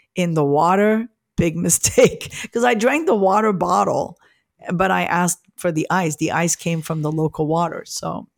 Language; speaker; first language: English; early bilingual, other home language; French